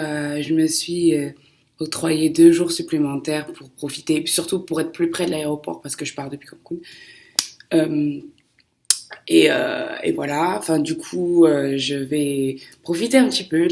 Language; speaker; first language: French; native; French